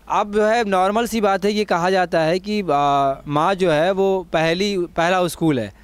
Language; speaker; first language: Hindi; native; Hindi